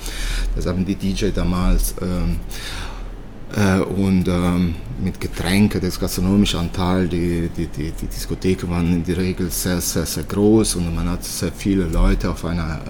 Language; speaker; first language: German; early bilingual, other home language; Italian